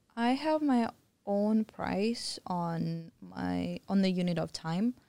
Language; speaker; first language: English; non-native, fluent; Russian